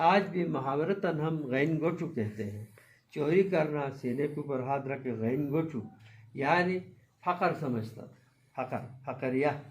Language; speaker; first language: Urdu; non-native, local second language; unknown